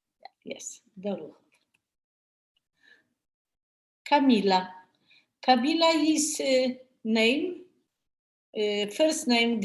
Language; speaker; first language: English; non-native, learner; Polish